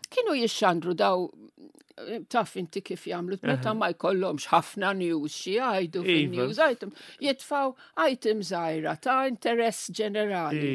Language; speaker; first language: Maltese; non-native, local second language; Italian